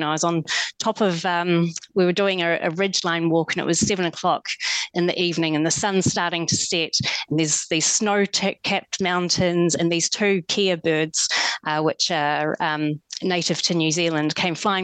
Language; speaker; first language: English; native; English